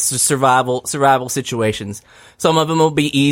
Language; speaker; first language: English; native; English